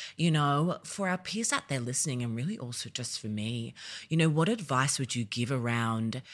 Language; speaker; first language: English; early bilingual, other home language; Yoruba